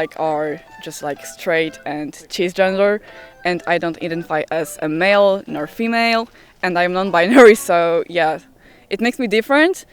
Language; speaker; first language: English; non-native, fluent; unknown